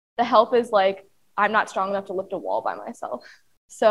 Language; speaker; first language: English; native; English